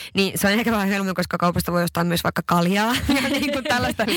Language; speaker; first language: Finnish; early bilingual, heritage; Finnish